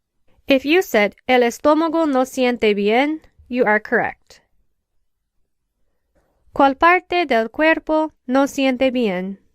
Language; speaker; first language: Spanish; non-native, fluent; English